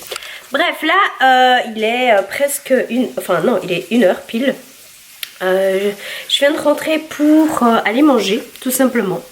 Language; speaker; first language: French; native; French